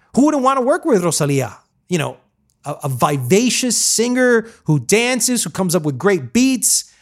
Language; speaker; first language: English; early bilingual, other home language; Spanish